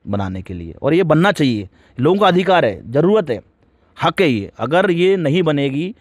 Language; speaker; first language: Hindi; native; Hindi